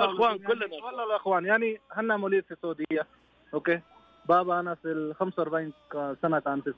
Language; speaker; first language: Arabic; non-native, learner; Urdu